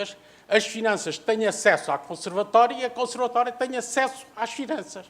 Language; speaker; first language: Portuguese; native; Portuguese